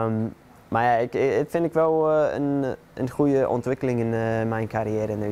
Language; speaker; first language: Dutch; non-native, fluent; English